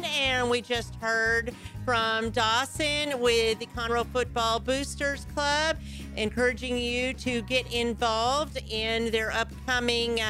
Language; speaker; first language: English; native; English